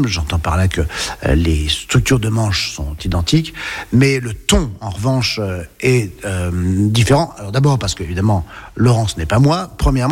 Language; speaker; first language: French; native; French